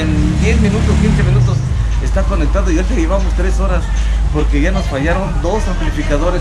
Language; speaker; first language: Spanish; native; Spanish